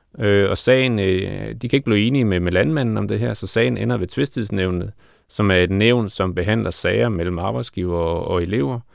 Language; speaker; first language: Danish; native; Danish